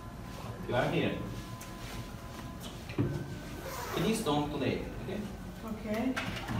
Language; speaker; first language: English; non-native, learner; Turkish